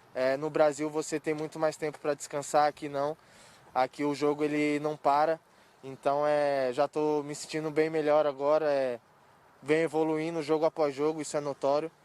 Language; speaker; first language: Portuguese; native; Portuguese